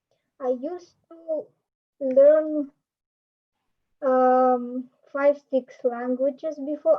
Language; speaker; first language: English; non-native, learner; Russian